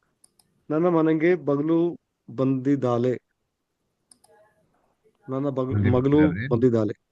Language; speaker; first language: Kannada; non-native, learner; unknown